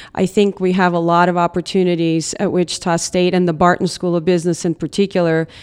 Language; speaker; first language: English; non-native, fluent; Russian